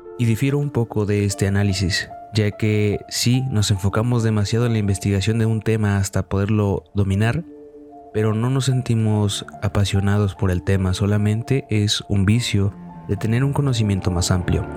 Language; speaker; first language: Spanish; native; Spanish